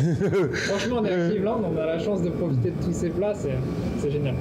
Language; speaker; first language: French; native; French